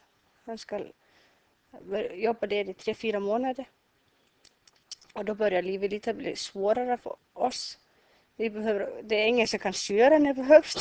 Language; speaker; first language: Swedish; non-native, learner; Icelandic